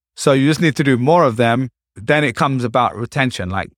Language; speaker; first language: English; native; English